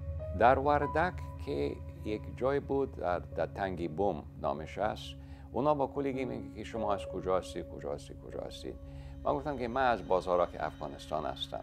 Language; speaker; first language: Persian; non-native, fluent; English